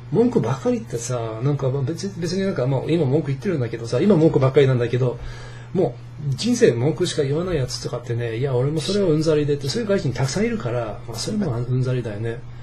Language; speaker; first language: Japanese; non-native, fluent; English